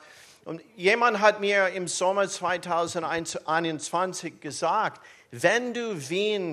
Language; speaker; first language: German; non-native, learner; English